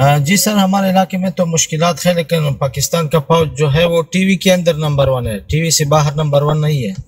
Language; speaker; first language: Urdu; non-native, local second language; Pashto